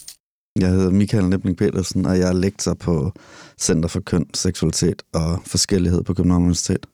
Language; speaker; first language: Danish; native; Danish